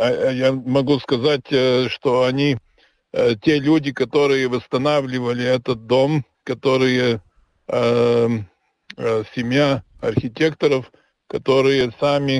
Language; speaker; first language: Russian; non-native, local second language; Latvian